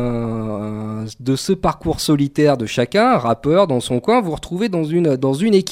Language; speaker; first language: French; native; French